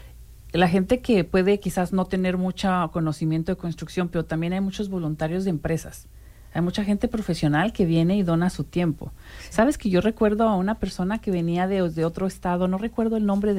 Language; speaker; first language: Spanish; native; Spanish